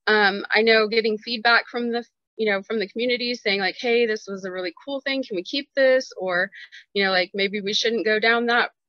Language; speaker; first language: English; native; English